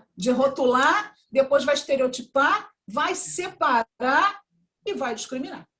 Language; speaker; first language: Portuguese; native; Portuguese